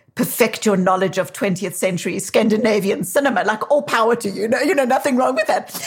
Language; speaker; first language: English; native; English